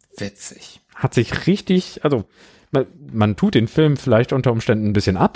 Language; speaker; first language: German; native; German